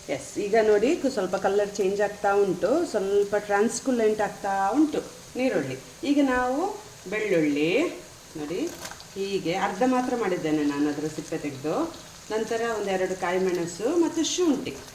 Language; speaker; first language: Kannada; native; Kannada